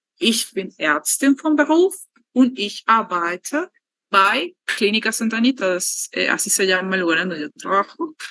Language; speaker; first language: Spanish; native; Spanish